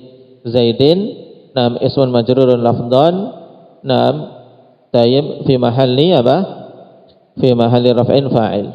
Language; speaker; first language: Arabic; non-native, fluent; Indonesian